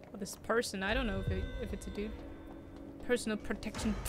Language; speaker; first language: English; non-native, fluent; German